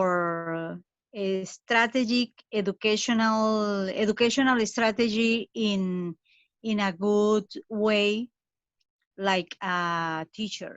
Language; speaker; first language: English; non-native, fluent; Spanish